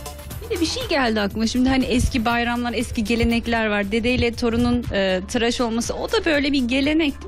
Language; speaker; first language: Turkish; native; Turkish